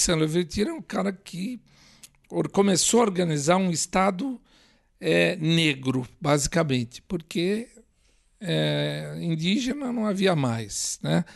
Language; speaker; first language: Portuguese; native; Portuguese